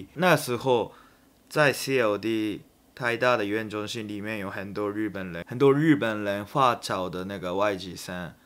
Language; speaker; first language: Chinese; non-native, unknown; Japanese